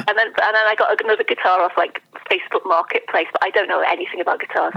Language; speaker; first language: English; native; English